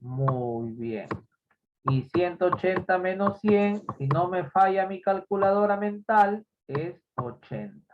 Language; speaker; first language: Spanish; native; Spanish